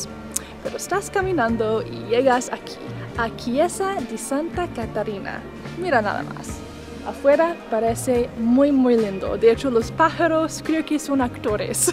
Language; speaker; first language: Spanish; non-native, fluent; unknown